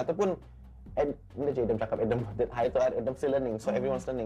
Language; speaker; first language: English; non-native, local second language; Malay